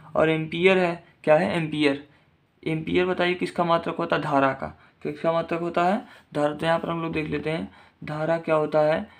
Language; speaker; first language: Hindi; native; Hindi